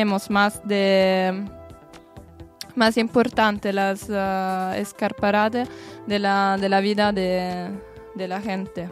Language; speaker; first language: Spanish; non-native, learner; Italian